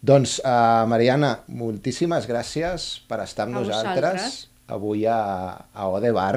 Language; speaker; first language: Catalan; native; Catalan